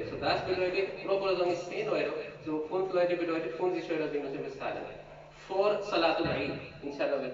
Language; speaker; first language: German; non-native, learner; Urdu